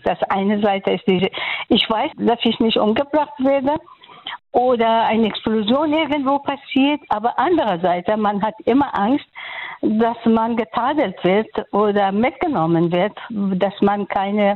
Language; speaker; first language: German; non-native, fluent; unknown